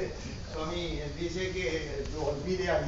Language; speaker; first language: Spanish; non-native, learner; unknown